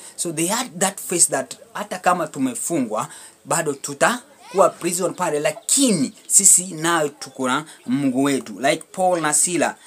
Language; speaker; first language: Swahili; non-native, local second language; Luo (Kenya and Tanzania)